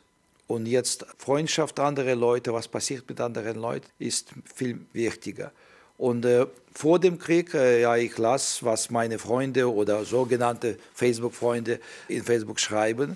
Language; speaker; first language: German; non-native, learner; Ukrainian